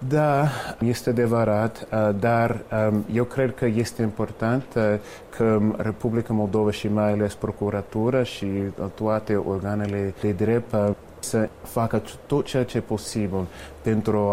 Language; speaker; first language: Romanian; non-native, fluent; English